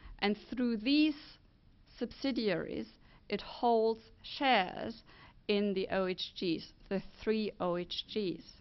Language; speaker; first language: English; non-native, fluent; German